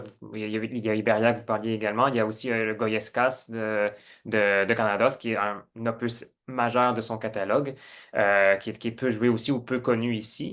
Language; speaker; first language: French; native; French